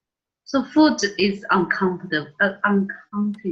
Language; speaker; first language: English; non-native, learner; Chinese